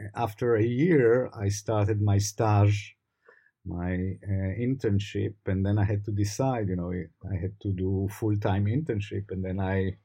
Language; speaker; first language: English; non-native, fluent; Hebrew